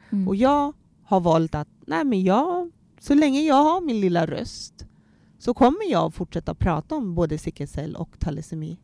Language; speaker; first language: Swedish; early bilingual, other home language; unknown